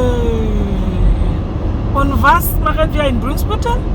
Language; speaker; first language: German; non-native, learner; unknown